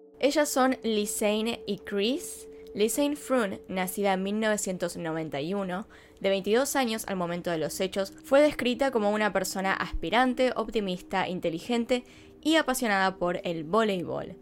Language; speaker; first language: Spanish; native; Spanish